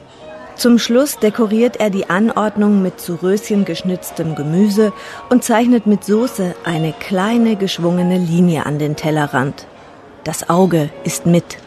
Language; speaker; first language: German; native; German